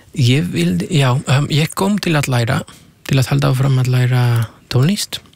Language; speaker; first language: Icelandic; non-native, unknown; Spanish